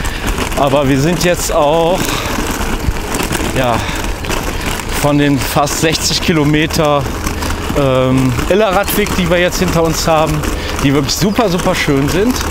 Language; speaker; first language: German; native; German